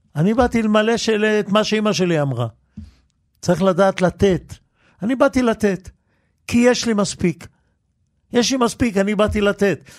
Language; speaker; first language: Hebrew; early bilingual, other home language; Yiddish